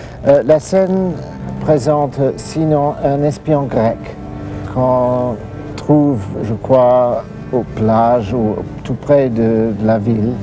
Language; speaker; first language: French; non-native, fluent; English